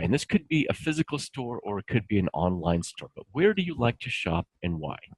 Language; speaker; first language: English; native; English